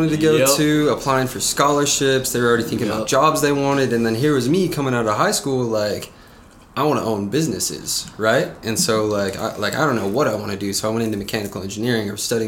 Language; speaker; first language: English; native; English